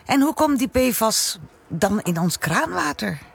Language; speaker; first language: Dutch; native; Dutch